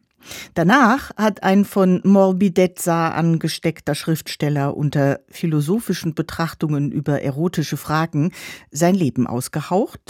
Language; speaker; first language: German; native; German